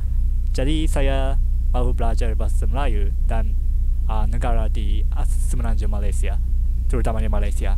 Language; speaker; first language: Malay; non-native, learner; Japanese